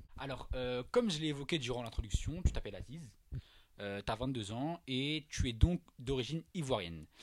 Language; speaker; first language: French; native; French